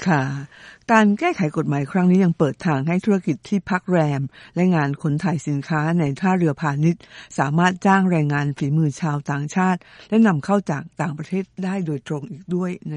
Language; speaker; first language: Thai; native; Thai